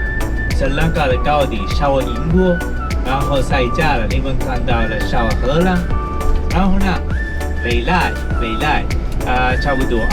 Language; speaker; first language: Chinese; non-native, learner; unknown